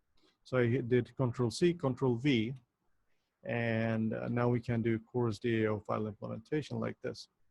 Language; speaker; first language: English; non-native, local second language; Bangla